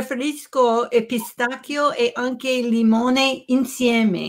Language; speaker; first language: Italian; non-native, learner; English